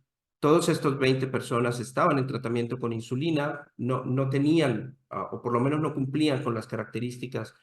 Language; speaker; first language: Spanish; native; Spanish